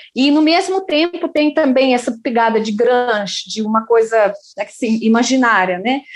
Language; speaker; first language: Portuguese; non-native, fluent; Russian